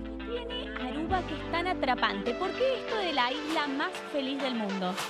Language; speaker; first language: Spanish; native; Spanish